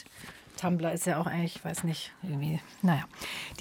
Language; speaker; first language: German; native; German